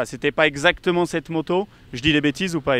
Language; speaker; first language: French; native; French